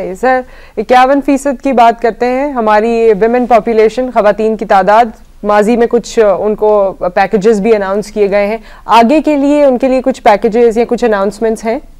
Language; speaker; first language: Urdu; native; Urdu